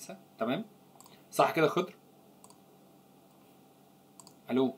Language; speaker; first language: Arabic; native; Arabic